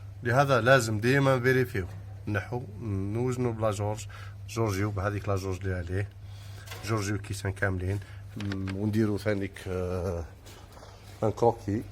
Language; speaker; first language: Arabic; native; Arabic